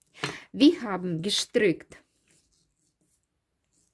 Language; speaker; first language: German; non-native, fluent; Russian